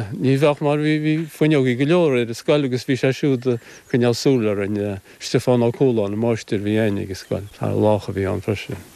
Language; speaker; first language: Irish; native; Irish